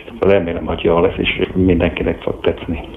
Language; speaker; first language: Hungarian; non-native, fluent; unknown